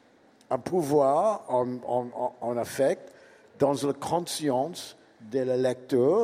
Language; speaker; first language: French; non-native, learner; English